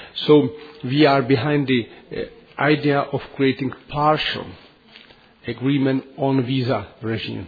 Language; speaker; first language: English; non-native, fluent; Czech